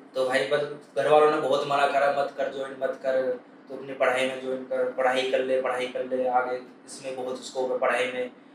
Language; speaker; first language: Hindi; native; Hindi